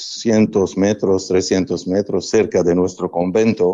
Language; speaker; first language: Spanish; non-native, fluent; Arabic